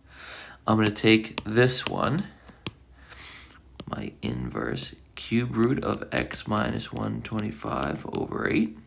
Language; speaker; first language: English; native; English